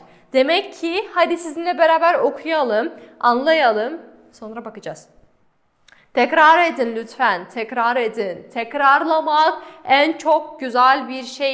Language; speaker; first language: Turkish; non-native, fluent; Kazakh